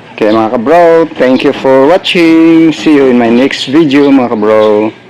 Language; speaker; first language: Filipino; non-native, local second language; Cebuano